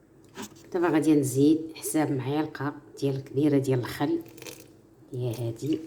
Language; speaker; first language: Arabic; native; Arabic